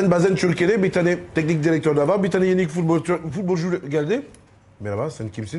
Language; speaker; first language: Turkish; non-native, learner; French